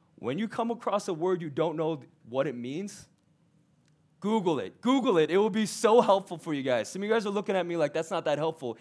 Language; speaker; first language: English; early bilingual, other home language; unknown